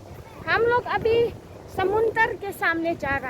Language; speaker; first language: Hindi; non-native, local second language; Tibetan